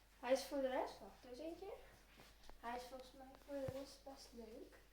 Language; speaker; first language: Dutch; early bilingual, heritage; Turkish